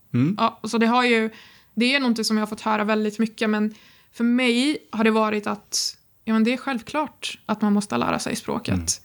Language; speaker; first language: Swedish; non-native, fluent; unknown